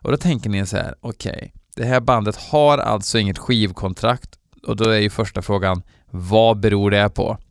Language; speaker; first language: Swedish; native; Swedish